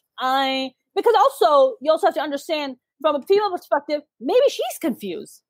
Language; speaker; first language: English; early bilingual, other home language; Urdu